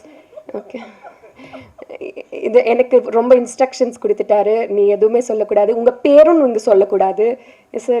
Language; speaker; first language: Tamil; non-native, learner; Telugu